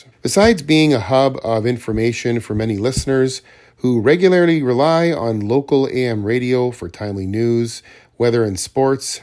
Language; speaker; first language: English; native; English